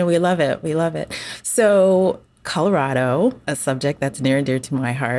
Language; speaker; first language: English; native; English